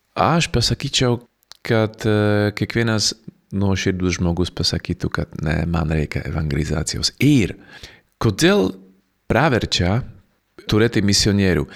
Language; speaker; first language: Lithuanian; non-native, fluent; Slovak